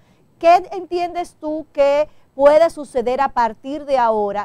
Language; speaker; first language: Spanish; native; Spanish